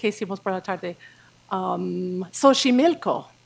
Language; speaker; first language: Spanish; non-native, learner; English